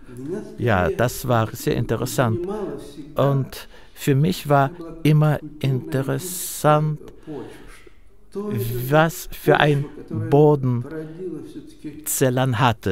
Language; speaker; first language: German; non-native, fluent; Russian